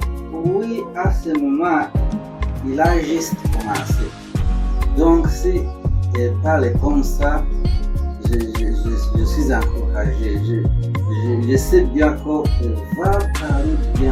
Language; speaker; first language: French; non-native, learner; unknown